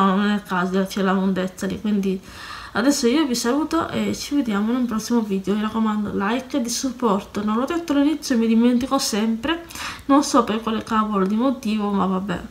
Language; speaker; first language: Italian; native; Italian